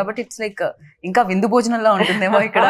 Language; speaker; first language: Telugu; native; Telugu